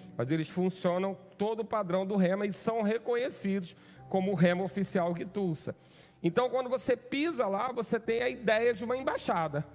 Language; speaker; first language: Portuguese; native; Portuguese